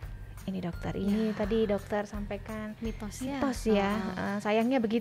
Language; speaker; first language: Indonesian; native; Indonesian